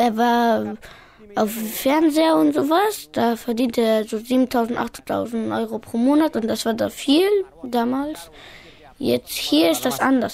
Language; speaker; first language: German; early bilingual, other home language; Pashto